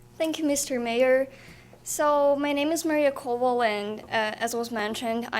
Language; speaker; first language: English; non-native, fluent; Ukrainian